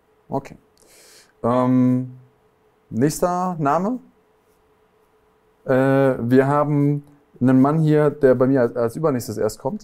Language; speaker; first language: German; native; German